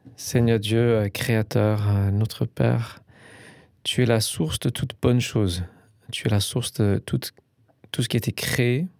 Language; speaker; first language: French; non-native, fluent; English